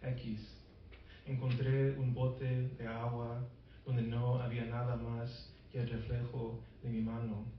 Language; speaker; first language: Spanish; early bilingual, heritage; Spanish